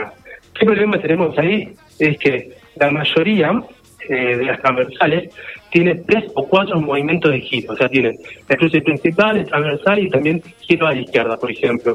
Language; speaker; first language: Spanish; native; Spanish